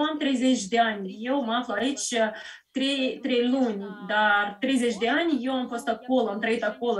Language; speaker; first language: Romanian; early bilingual, heritage; Romanian